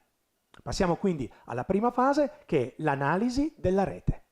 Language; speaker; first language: Italian; native; Italian